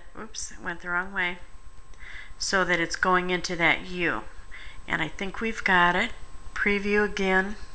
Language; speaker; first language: English; native; English